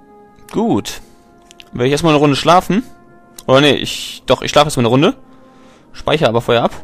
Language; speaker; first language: German; native; German